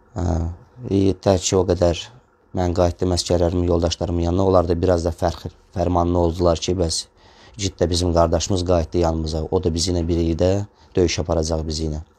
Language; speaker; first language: Azerbaijani; non-native, local second language; Russian